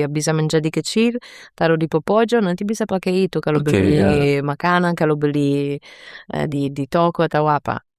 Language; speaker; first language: Indonesian; non-native, fluent; Italian